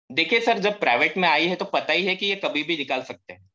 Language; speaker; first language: Hindi; non-native, local second language; Marathi